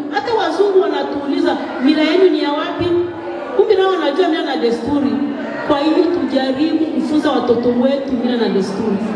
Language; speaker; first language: Swahili; non-native, local second language; Bembe